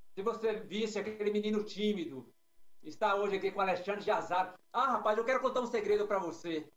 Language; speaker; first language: Portuguese; native; Portuguese